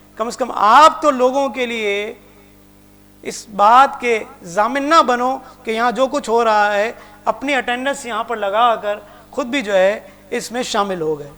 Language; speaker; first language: Urdu; non-native, local second language; Punjabi